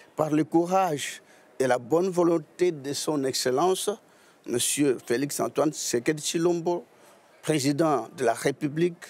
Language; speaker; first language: French; non-native, local second language; Lingala